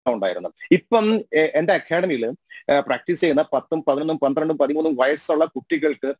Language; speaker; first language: Malayalam; native; Malayalam